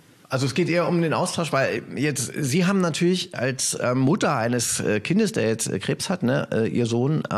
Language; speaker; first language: German; native; German